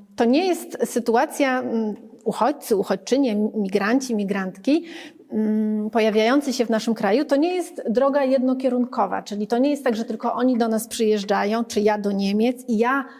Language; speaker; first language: Polish; early bilingual, other home language; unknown